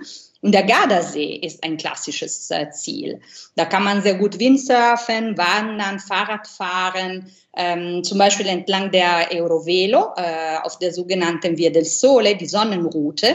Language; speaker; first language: German; non-native, fluent; Italian